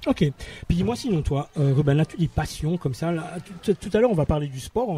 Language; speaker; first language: French; native; French